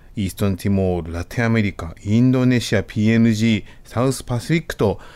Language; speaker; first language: Japanese; native; Japanese